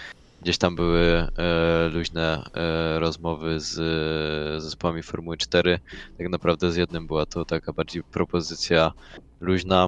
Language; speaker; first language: Polish; native; Polish